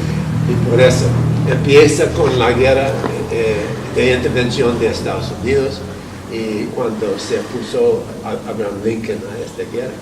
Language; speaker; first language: Spanish; non-native, fluent; English